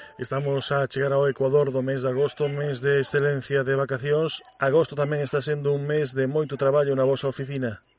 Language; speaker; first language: Galician; native; Galician